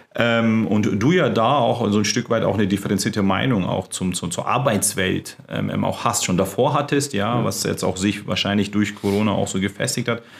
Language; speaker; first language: German; early bilingual, other home language; Turkish